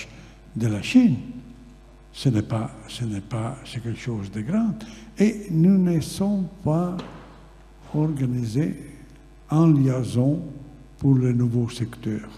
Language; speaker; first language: French; non-native, fluent; Italian